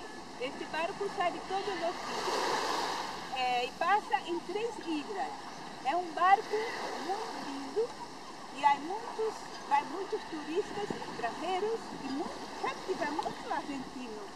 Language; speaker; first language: Portuguese; non-native, learner; Spanish